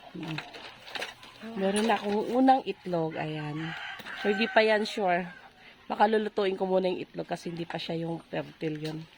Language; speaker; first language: Filipino; native; Filipino